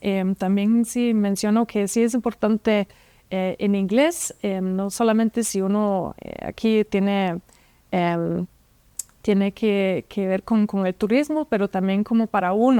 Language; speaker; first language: Spanish; non-native, fluent; German